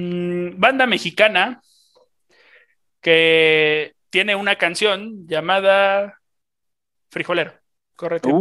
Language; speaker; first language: Spanish; native; Spanish